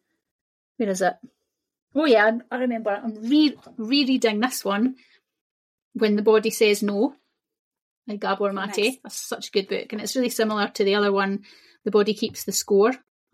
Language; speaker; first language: English; native; English